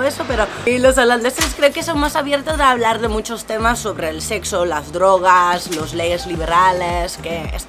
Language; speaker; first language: Spanish; non-native, fluent; Dutch